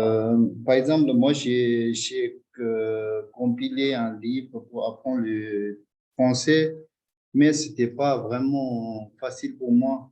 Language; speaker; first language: French; non-native, fluent; Tibetan